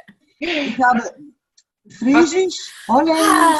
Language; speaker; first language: German; non-native, learner; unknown